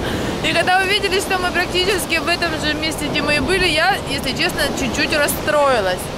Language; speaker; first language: Russian; native; Russian